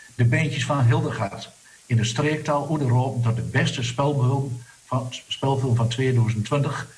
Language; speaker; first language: Dutch; non-native, local second language; Low German